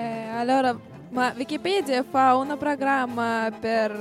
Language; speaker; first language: Italian; non-native, learner; Russian